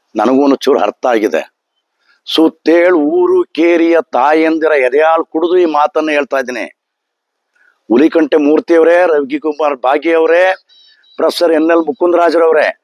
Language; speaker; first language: Kannada; native; Kannada